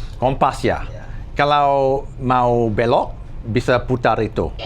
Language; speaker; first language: Indonesian; non-native, fluent; English